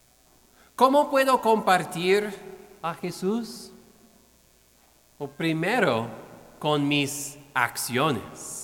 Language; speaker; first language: Spanish; non-native, fluent; English